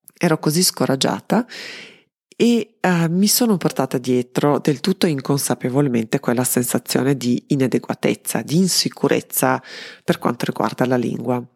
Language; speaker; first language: Italian; non-native, fluent; Serbian